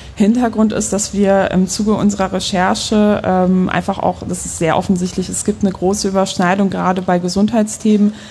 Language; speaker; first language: German; early bilingual, other home language; Polish